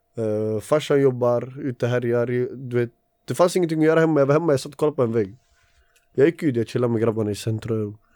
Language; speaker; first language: Swedish; early bilingual, other home language; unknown